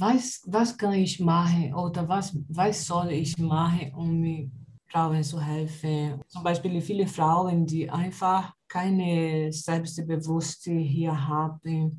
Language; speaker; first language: German; non-native, learner; Portuguese